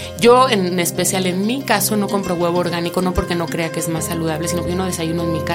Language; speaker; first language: Spanish; native; Spanish